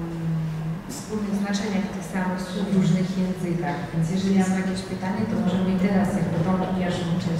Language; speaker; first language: Polish; non-native, fluent; Georgian